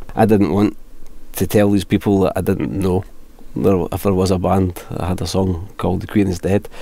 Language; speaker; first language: English; native; English